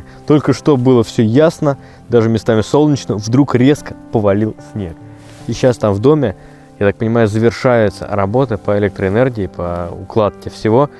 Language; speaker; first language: Russian; native; Russian